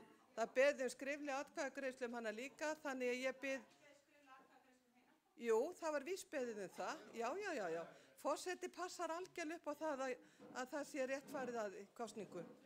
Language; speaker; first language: Icelandic; native; Icelandic